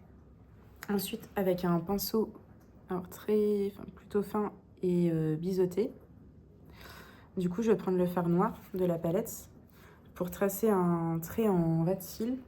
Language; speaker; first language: French; native; French